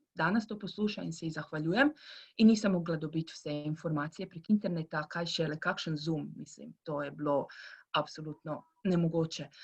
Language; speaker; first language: Slovenian; early bilingual, heritage; Croatian